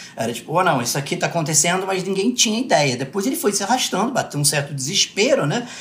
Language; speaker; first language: Portuguese; early bilingual, other home language; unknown